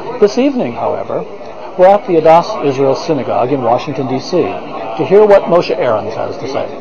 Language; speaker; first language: English; native; English